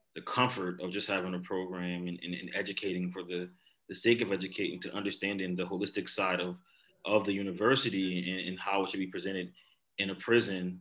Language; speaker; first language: English; native; English